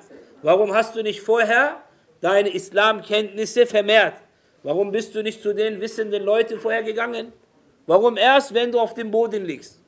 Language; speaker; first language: German; non-native, fluent; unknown